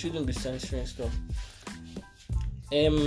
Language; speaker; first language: English; non-native, local second language; Yoruba